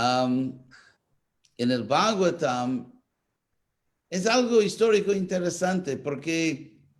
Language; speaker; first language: Spanish; non-native, fluent; English